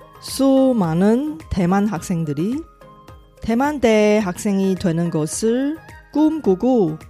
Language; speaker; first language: Korean; non-native, fluent; Chinese